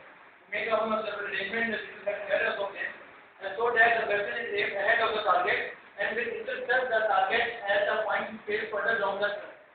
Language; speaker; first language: English; non-native, learner; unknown